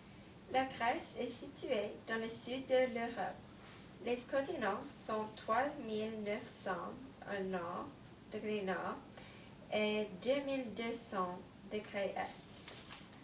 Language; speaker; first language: French; non-native, learner; English